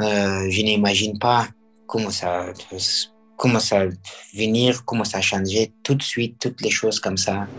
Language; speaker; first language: French; non-native, learner; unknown